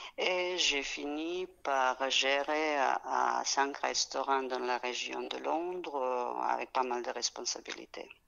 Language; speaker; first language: French; non-native, fluent; Serbian